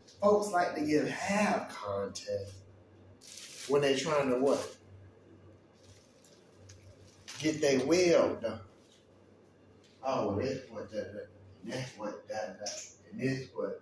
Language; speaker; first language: English; native; English